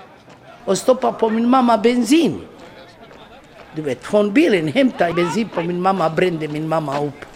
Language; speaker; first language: Swedish; non-native, learner; Romany